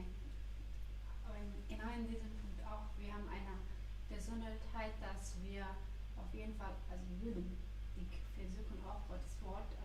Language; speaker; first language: German; non-native, fluent; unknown